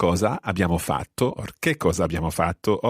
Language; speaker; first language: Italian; non-native, fluent; English